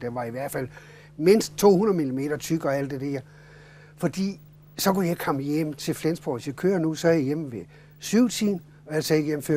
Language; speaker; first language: Danish; native; Danish